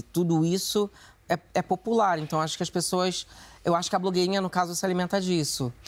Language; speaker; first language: Portuguese; native; Portuguese